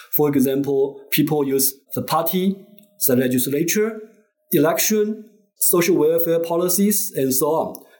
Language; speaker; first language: English; non-native, fluent; Chinese